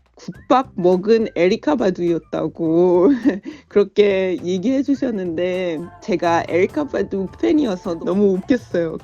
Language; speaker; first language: Korean; non-native, fluent; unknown